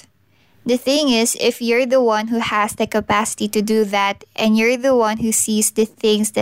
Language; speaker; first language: English; non-native, local second language; Filipino